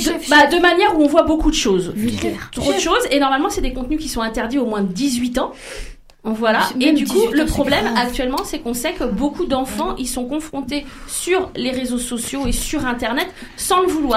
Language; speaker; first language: French; native; French